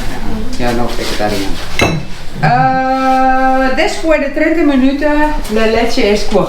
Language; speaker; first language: Spanish; non-native, learner; Dutch